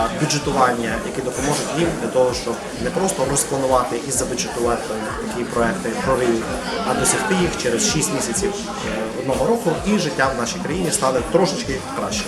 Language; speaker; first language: Ukrainian; native; Ukrainian